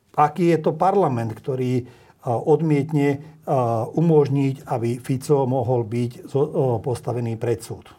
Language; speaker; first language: Slovak; non-native, local second language; Hungarian